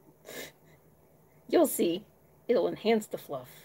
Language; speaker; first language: English; native; English